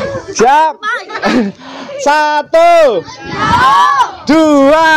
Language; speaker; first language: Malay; non-native, local second language; Javanese